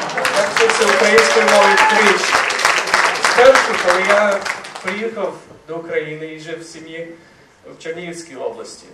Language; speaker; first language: Ukrainian; non-native, fluent; English